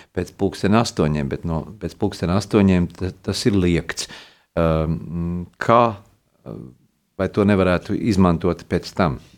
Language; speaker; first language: Latvian; native; Latvian